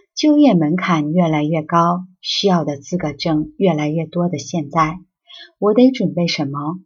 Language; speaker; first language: Chinese; non-native, fluent; Korean